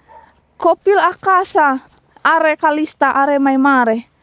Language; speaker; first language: Romanian; non-native, learner; Indonesian